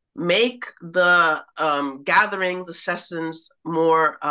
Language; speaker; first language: English; native; English